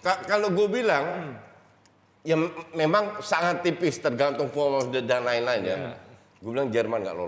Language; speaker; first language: Indonesian; native; Indonesian